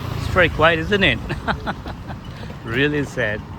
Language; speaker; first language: English; non-native, learner; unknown